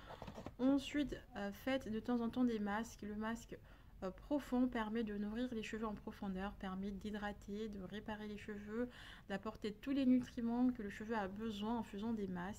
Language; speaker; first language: French; native; French